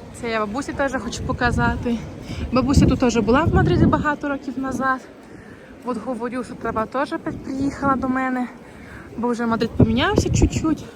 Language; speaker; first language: Ukrainian; early bilingual, heritage; Ukrainian